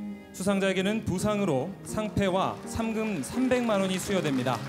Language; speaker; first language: Korean; native; Korean